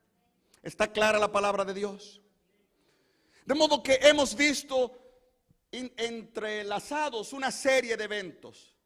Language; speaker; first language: Spanish; native; Spanish